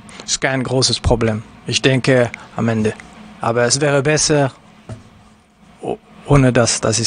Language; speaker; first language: German; non-native, local second language; French